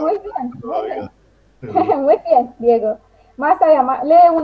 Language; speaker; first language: Spanish; non-native, fluent; Romanian